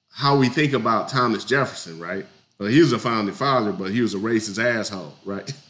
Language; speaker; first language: English; native; English